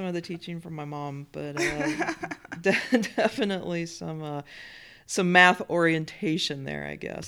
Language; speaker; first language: English; native; English